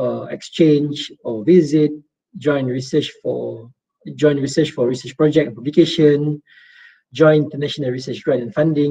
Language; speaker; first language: English; non-native, local second language; Malay